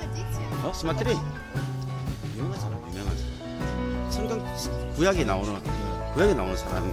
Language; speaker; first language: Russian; non-native, learner; Korean